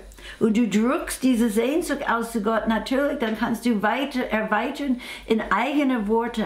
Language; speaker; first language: German; non-native, fluent; English